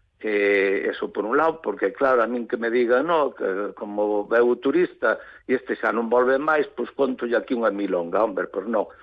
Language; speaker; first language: Galician; native; Galician